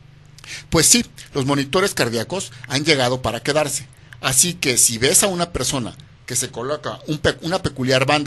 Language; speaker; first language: Spanish; native; Spanish